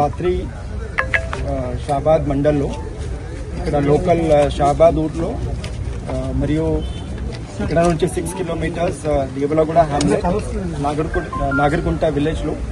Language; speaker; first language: Telugu; non-native, learner; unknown